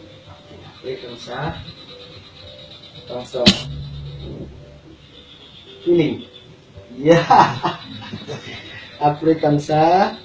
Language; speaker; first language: French; non-native, learner; Indonesian